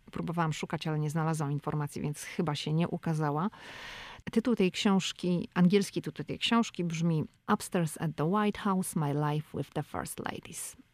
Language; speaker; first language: Polish; native; Polish